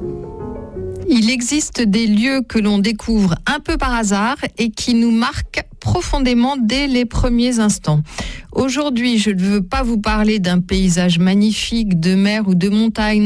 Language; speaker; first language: French; native; French